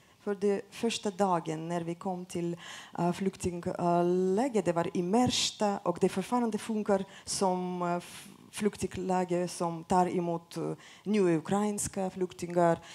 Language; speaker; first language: Swedish; non-native, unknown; Russian